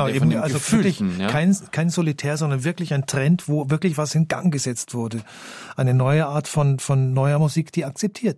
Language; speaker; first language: German; native; German